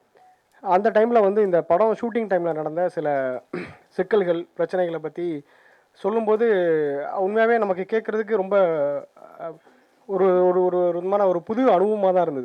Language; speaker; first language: Tamil; native; Tamil